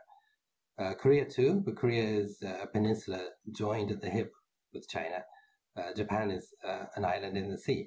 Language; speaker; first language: English; native; English